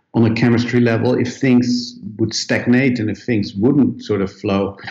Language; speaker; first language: English; non-native, fluent; Dutch